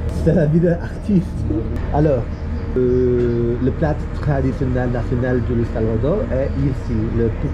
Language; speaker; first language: French; non-native, learner; Spanish